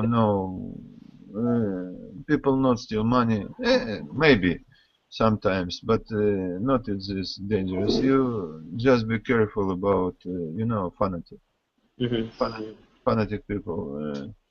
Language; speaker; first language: English; non-native, learner; Russian